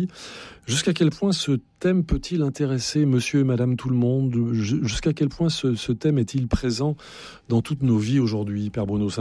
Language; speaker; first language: French; native; French